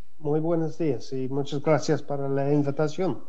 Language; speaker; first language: Spanish; non-native, fluent; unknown